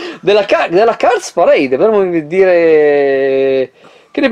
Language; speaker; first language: Italian; native; Italian